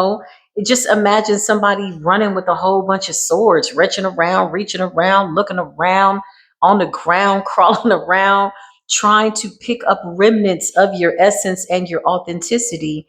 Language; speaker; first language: English; native; English